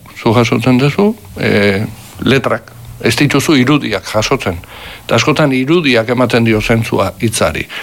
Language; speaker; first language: Basque; native; Basque